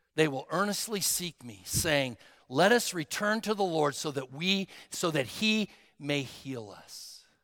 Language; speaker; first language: English; native; English